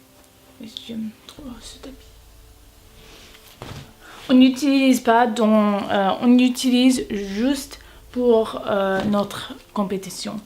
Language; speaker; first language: French; non-native, learner; English